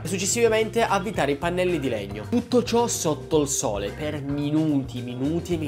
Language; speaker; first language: Italian; native; Italian